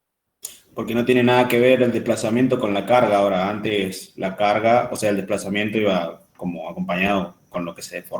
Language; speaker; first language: Spanish; native; Spanish